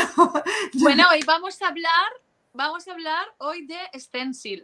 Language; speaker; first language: Spanish; native; Spanish